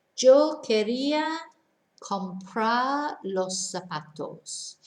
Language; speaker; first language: Spanish; non-native, fluent; English